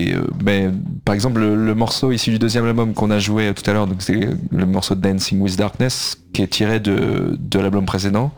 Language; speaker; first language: French; native; French